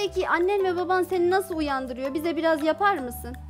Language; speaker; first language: Turkish; native; Turkish